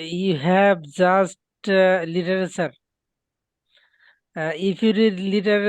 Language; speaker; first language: English; non-native, learner; Bangla